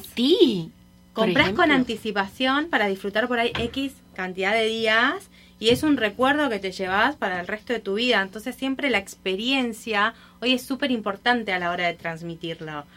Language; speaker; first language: Spanish; native; Spanish